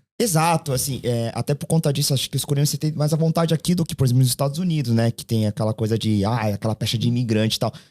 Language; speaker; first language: Portuguese; early bilingual, other home language; Korean